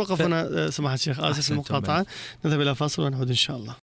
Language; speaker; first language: Arabic; native; Arabic